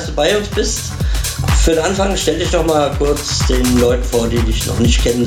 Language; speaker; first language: German; native; German